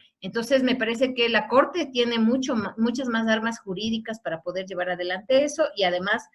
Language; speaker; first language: Spanish; native; Spanish